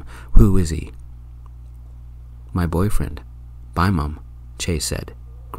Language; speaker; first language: English; native; English